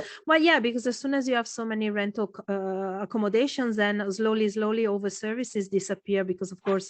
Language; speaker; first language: English; non-native, fluent; Italian